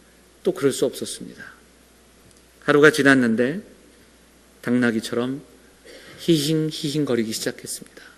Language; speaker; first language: Korean; native; Korean